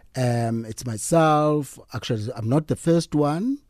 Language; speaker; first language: English; non-native, local second language; Xhosa